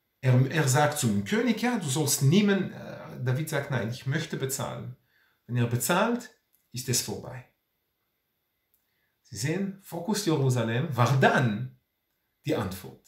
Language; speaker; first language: German; non-native, fluent; Hebrew